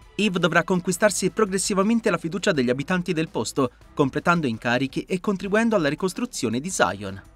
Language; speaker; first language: Italian; native; Italian